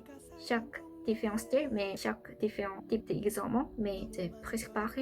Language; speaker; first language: French; non-native, learner; Korean